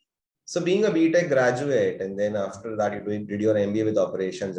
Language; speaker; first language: English; non-native, local second language; Hindi